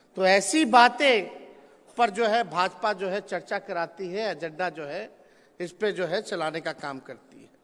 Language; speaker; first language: Hindi; native; Hindi